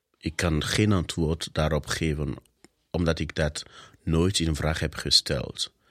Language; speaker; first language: Dutch; non-native, fluent; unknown